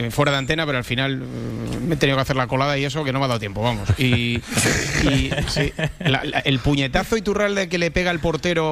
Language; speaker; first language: Spanish; native; Spanish